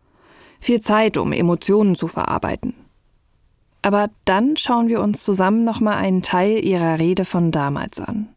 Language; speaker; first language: German; native; German